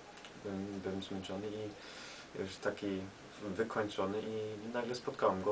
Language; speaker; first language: Polish; non-native, learner; German